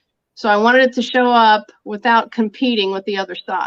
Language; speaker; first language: English; native; English